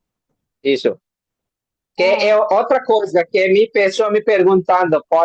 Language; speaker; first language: Portuguese; non-native, learner; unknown